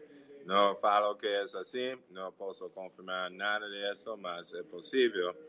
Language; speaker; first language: Portuguese; non-native, learner; English